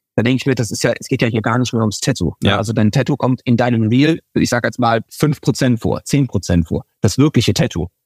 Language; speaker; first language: German; native; German